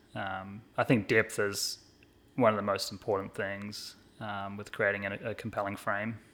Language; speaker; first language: English; native; English